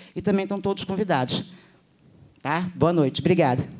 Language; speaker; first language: Portuguese; native; Portuguese